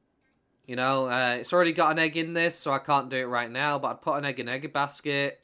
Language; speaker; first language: English; native; English